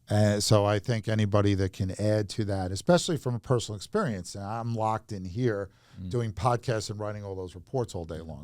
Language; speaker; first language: English; native; English